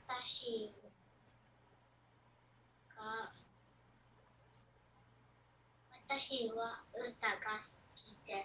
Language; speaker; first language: Japanese; non-native, learner; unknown